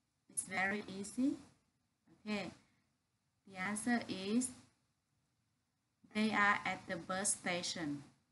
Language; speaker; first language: English; non-native, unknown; Vietnamese